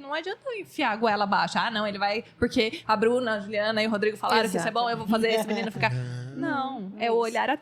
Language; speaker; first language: Portuguese; native; Portuguese